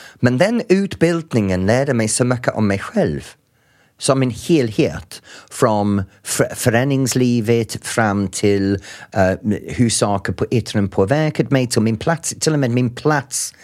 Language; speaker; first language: Swedish; non-native, fluent; English